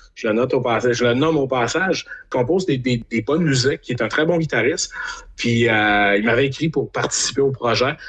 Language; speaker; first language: French; native; French